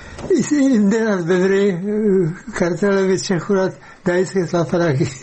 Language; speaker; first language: Georgian; non-native, fluent; Czech